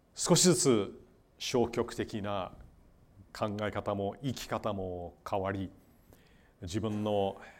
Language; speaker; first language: Japanese; non-native, fluent; English